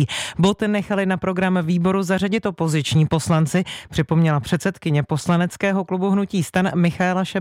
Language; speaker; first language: Czech; native; Czech